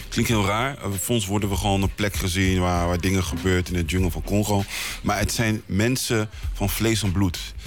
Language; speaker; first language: Dutch; early bilingual, other home language; Lingala